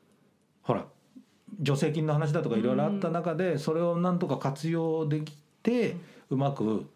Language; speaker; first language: Japanese; native; Japanese